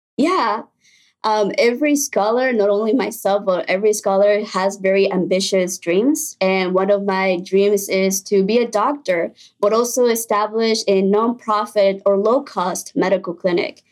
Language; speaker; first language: English; early bilingual, other home language; Spanish